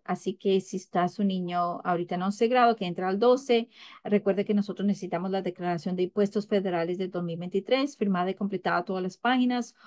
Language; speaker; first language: Spanish; early bilingual, heritage; English